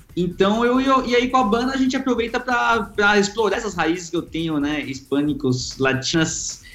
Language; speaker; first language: Portuguese; early bilingual, other home language; Spanish